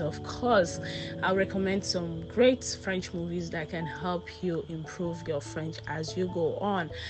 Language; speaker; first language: English; non-native, local second language; Yoruba